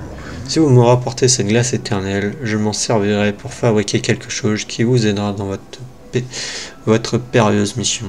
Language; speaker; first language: French; native; French